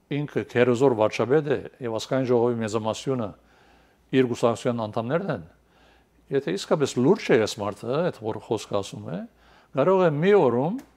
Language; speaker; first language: Armenian; early bilingual, heritage; Armenian